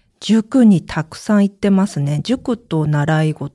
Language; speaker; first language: Japanese; early bilingual, other home language; Korean